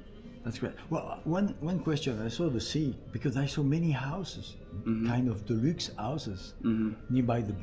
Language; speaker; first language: English; non-native, learner; French